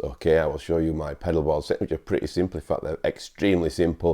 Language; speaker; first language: English; native; English